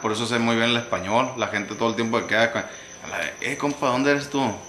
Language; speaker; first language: Spanish; early bilingual, heritage; Spanish